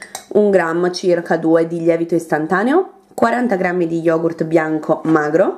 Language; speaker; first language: Italian; native; Italian